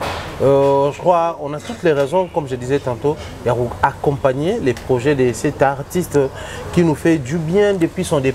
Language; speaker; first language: French; non-native, local second language; Lingala